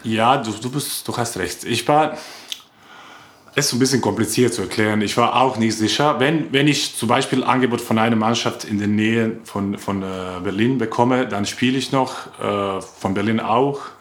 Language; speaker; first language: German; non-native, learner; Croatian